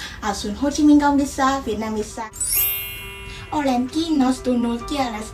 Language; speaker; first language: Finnish; non-native, learner; Vietnamese